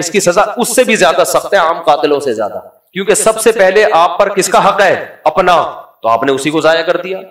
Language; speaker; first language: Urdu; native; Urdu